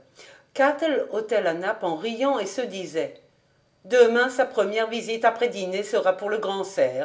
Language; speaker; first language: French; native; French